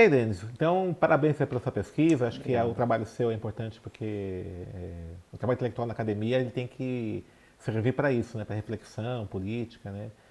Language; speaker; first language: Portuguese; native; Portuguese